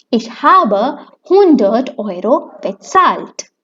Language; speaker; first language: German; non-native, fluent; Hindi